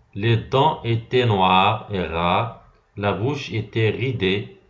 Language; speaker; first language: French; non-native, local second language; Arabic